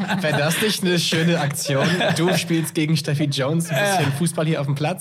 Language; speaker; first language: German; native; German